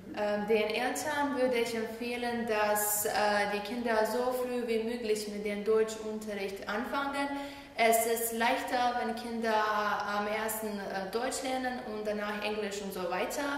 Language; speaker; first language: German; non-native, learner; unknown